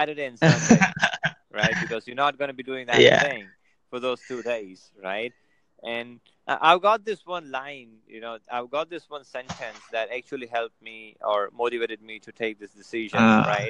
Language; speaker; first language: English; non-native, local second language; Gujarati